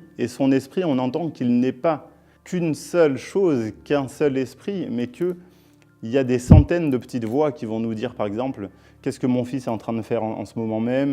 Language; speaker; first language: French; native; French